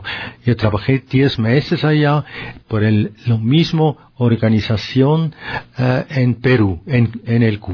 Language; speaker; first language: Spanish; non-native, learner; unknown